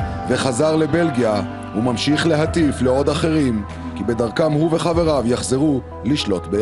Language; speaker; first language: Hebrew; native; Hebrew